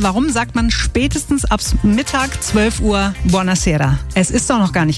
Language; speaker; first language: German; native; German